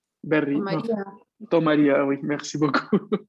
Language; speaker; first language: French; non-native, fluent; Spanish